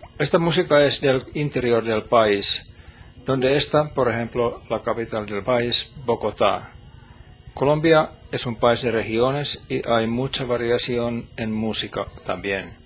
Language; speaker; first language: Spanish; non-native, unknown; Finnish